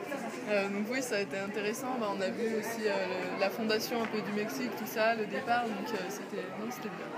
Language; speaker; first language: French; native; French